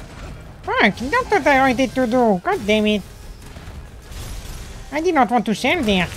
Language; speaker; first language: English; non-native, fluent; French